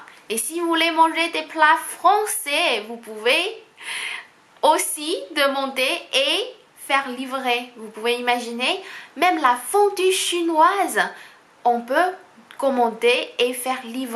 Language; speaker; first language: French; non-native, fluent; Chinese